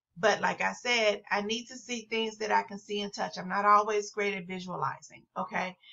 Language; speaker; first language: English; native; English